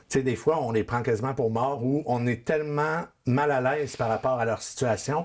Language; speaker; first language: French; native; French